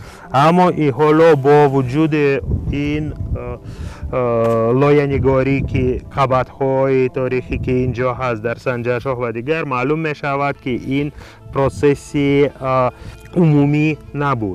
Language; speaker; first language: Persian; non-native, fluent; Russian